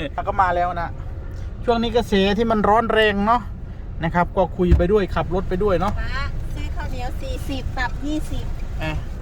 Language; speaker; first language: Thai; non-native, local second language; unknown